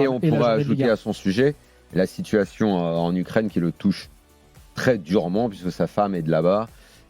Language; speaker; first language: French; native; French